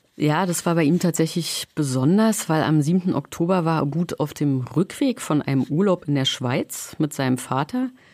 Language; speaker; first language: German; native; German